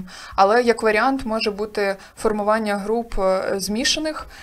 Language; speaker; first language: Ukrainian; native; Ukrainian